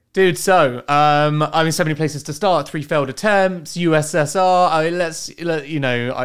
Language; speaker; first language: English; native; English